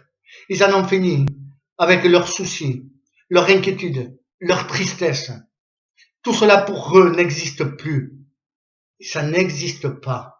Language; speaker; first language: French; native; French